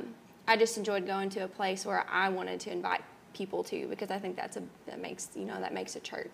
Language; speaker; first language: English; native; English